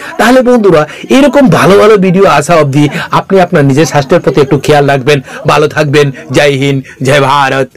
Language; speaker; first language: Bangla; non-native, local second language; Kok Borok